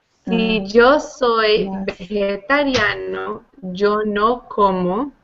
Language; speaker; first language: Spanish; non-native, fluent; English